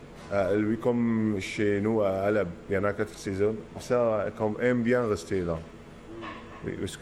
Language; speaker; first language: French; non-native, learner; Arabic